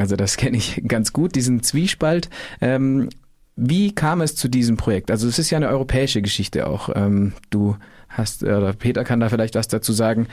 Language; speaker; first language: German; native; German